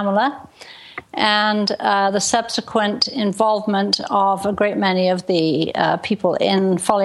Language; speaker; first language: English; native; English